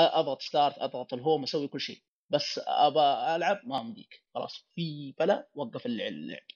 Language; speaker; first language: Arabic; native; Arabic